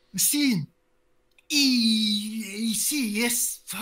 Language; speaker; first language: Spanish; non-native, learner; French